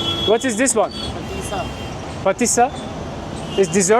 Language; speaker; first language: English; non-native, learner; Turkish